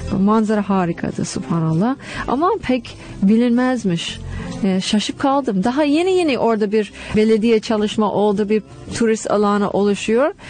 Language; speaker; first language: Turkish; non-native, fluent; English